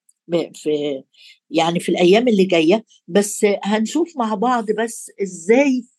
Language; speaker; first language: Arabic; native; Arabic